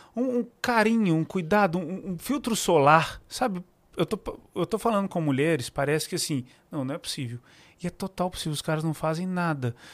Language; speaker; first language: Portuguese; native; Portuguese